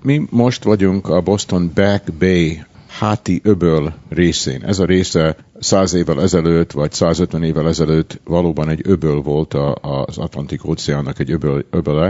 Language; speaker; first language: Hungarian; early bilingual, heritage; Hungarian